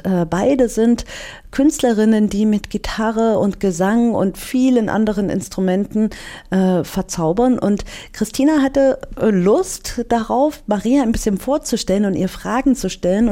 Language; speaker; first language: German; native; German